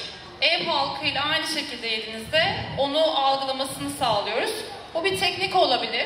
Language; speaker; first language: Turkish; native; Turkish